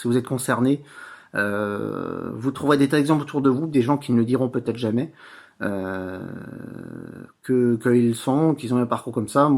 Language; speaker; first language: French; native; French